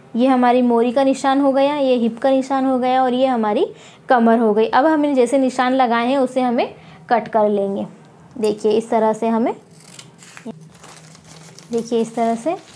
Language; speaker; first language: Hindi; native; Hindi